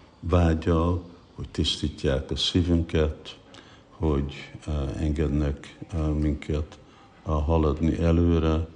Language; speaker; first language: Hungarian; early bilingual, heritage; Hungarian